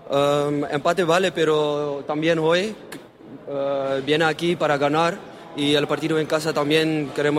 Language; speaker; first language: Spanish; non-native, learner; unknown